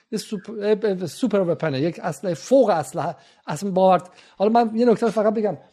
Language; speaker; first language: Persian; native; Persian